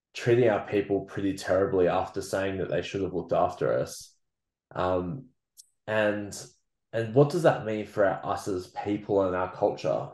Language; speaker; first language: English; native; English